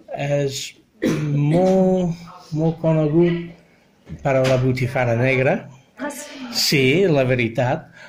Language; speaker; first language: Catalan; non-native, fluent; English